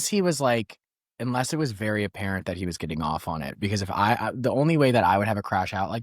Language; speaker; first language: English; native; English